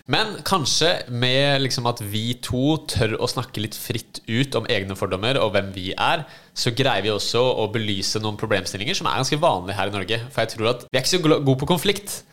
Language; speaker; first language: Norwegian; native; Norwegian